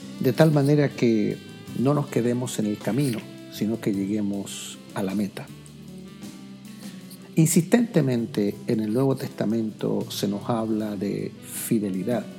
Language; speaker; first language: Spanish; native; Spanish